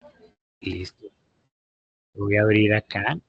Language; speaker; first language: Spanish; native; Spanish